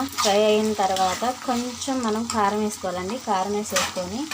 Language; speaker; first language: Telugu; native; Telugu